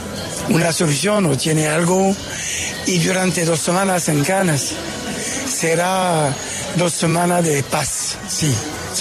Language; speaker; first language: Spanish; non-native, fluent; French